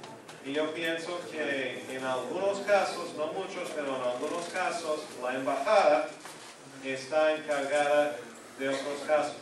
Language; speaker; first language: Spanish; non-native, fluent; English